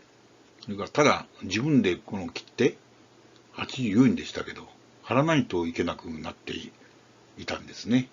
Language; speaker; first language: Japanese; native; Japanese